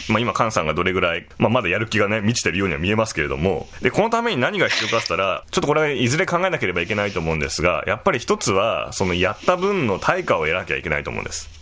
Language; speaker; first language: Japanese; native; Japanese